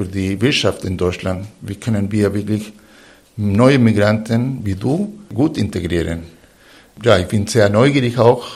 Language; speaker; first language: German; non-native, fluent; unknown